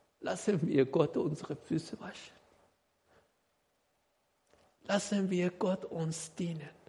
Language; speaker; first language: German; non-native, learner; Persian